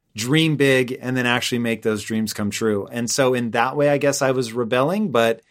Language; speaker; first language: English; native; English